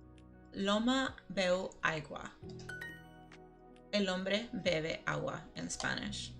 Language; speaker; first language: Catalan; non-native, learner; English